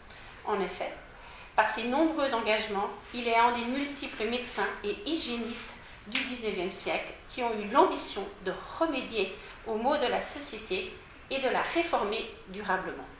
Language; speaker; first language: French; native; French